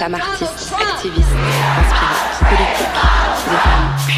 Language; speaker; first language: French; native; French